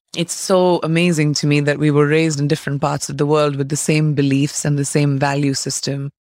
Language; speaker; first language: English; non-native, local second language; Hindi